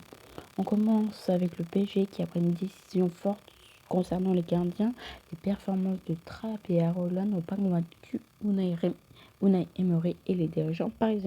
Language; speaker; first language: French; native; French